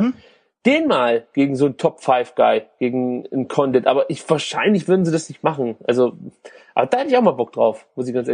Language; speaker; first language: German; native; German